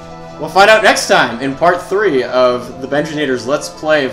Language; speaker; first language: English; native; English